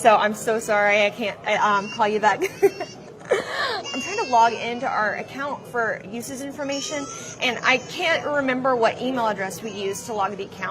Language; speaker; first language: English; native; English